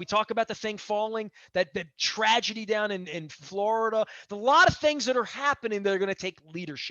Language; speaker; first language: English; native; English